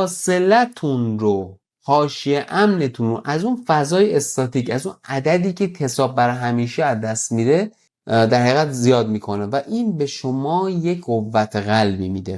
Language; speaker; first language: Persian; native; Persian